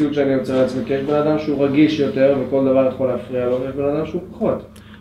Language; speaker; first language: Hebrew; native; Hebrew